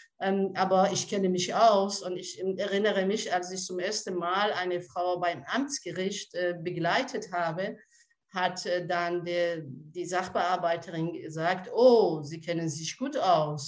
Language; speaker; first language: German; non-native, fluent; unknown